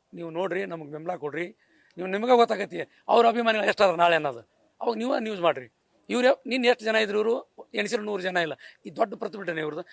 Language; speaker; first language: Kannada; non-native, local second language; Lambadi